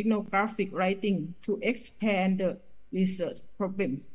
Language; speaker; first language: English; non-native, learner; Thai